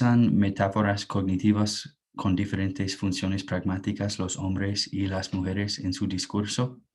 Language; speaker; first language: Spanish; non-native, fluent; English